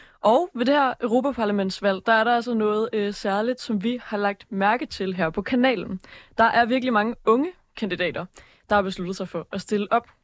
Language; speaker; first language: Danish; native; Danish